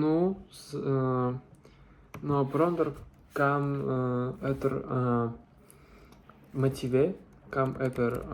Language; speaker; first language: French; non-native, learner; Russian